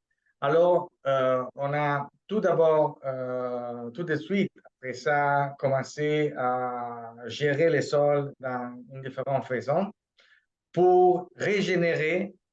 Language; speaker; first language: French; non-native, fluent; Italian